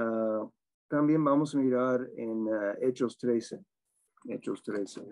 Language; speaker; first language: Spanish; non-native, fluent; English